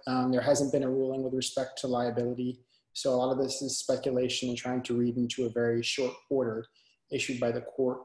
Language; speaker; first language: English; native; English